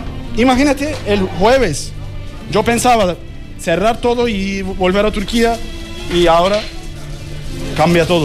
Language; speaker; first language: Spanish; non-native, learner; Turkish